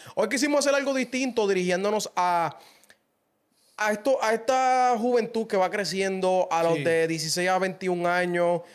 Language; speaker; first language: Spanish; native; Spanish